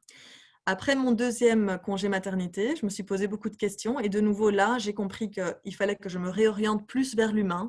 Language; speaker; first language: French; native; French